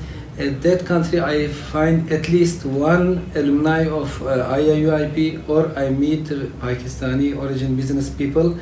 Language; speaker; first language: English; non-native, fluent; Turkish